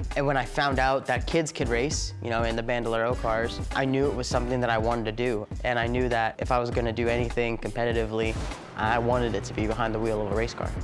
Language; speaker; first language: English; native; English